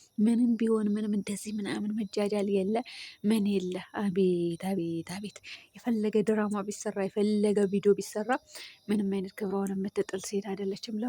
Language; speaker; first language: Amharic; native; Amharic